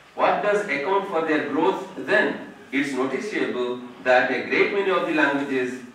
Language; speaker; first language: English; non-native, local second language; Odia